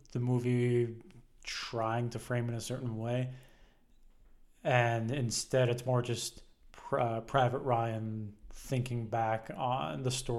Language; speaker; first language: English; native; English